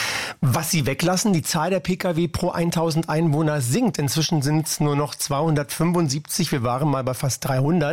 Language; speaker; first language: German; native; German